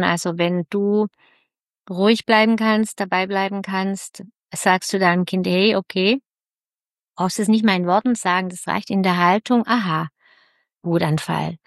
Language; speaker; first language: German; native; German